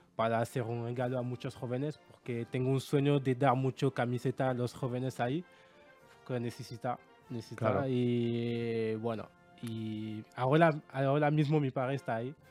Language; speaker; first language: Spanish; non-native, learner; French